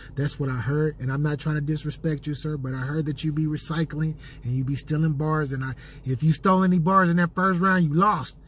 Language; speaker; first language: English; native; English